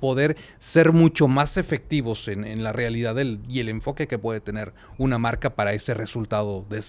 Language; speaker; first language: Spanish; native; Spanish